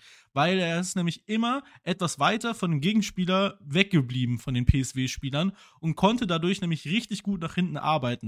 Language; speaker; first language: German; native; German